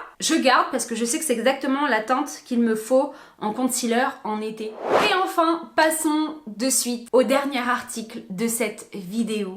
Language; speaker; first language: French; native; French